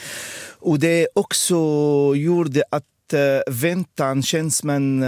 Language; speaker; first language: Swedish; non-native, fluent; Arabic